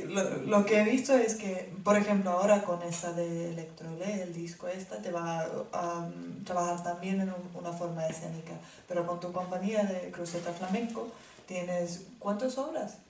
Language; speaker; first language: Spanish; non-native, fluent; Finnish